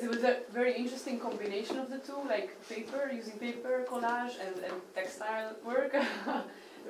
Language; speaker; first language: English; non-native, fluent; Hungarian